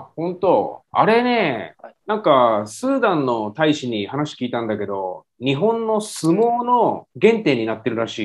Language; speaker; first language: Japanese; native; Japanese